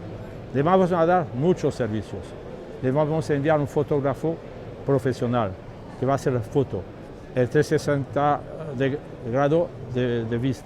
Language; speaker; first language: Spanish; non-native, learner; French